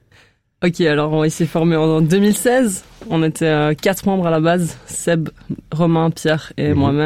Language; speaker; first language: French; native; French